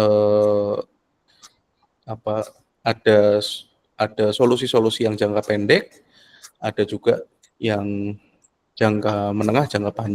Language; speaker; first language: Indonesian; native; Indonesian